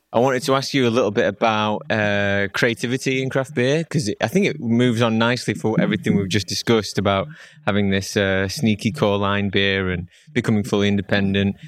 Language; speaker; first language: English; native; English